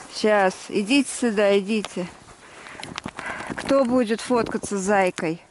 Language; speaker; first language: Russian; native; Russian